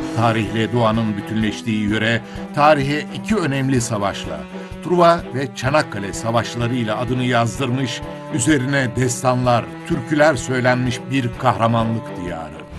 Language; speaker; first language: Turkish; native; Turkish